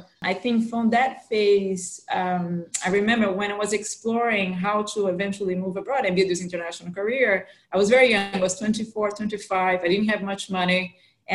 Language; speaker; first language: English; non-native, fluent; Portuguese